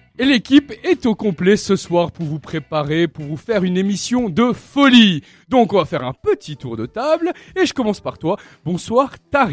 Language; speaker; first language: French; native; French